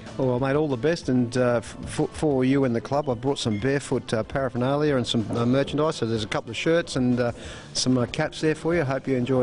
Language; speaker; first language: English; native; English